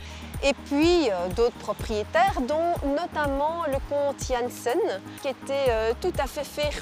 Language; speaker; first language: French; native; French